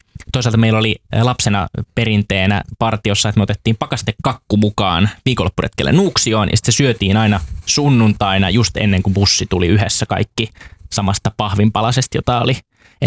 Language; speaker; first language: Finnish; native; Finnish